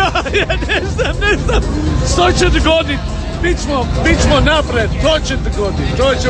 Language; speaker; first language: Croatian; early bilingual, heritage; Croatian